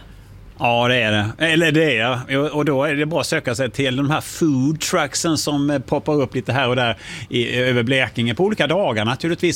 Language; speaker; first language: Swedish; native; Swedish